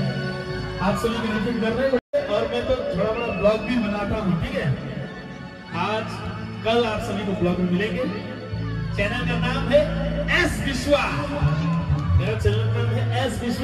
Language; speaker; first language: Hindi; non-native, local second language; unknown